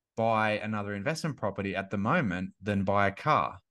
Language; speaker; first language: English; native; English